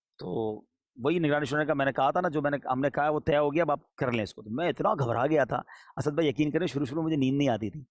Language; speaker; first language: Urdu; native; Urdu